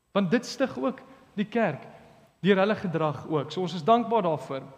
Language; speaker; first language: Afrikaans; early bilingual, other home language; English